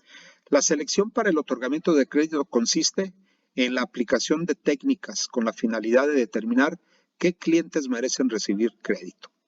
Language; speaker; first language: Spanish; native; Spanish